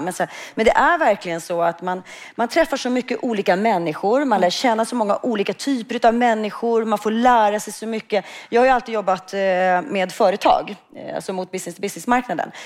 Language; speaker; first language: Swedish; native; Swedish